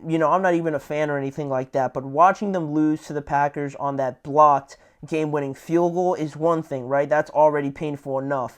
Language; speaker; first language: English; native; English